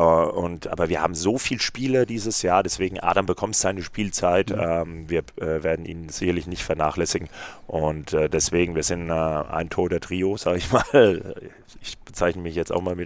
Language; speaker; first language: German; native; German